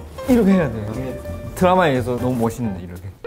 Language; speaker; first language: Korean; non-native, learner; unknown